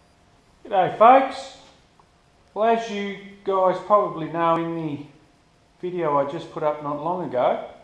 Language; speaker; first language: English; native; English